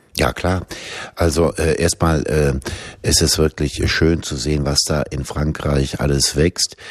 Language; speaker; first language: German; native; German